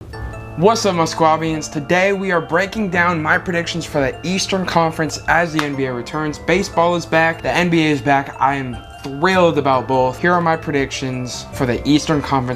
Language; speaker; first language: English; native; English